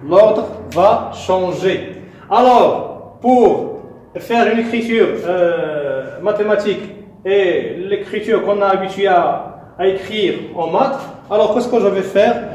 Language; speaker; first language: French; non-native, local second language; Arabic